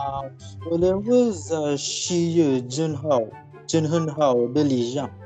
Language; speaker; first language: Chinese; non-native, learner; Malay